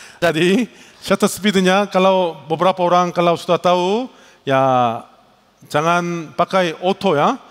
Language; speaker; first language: Indonesian; non-native, learner; Korean